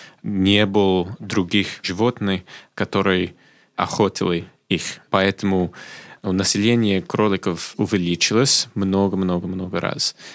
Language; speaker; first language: Russian; non-native, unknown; English